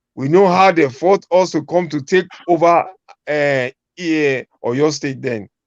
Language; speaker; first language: English; non-native, local second language; Yoruba